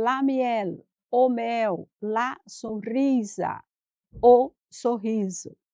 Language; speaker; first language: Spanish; non-native, fluent; Portuguese